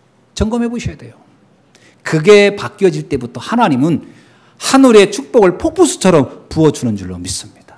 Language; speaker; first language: Korean; native; Korean